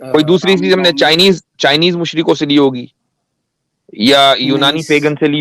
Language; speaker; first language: Hindi; native; Hindi